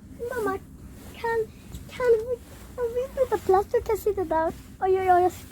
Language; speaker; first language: Swedish; early bilingual, other home language; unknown